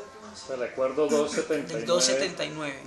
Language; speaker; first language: Spanish; native; Spanish